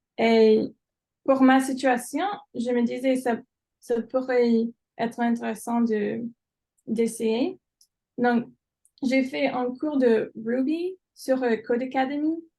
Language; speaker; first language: French; non-native, fluent; English